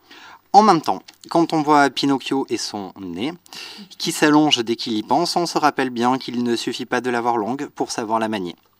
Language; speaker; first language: French; native; French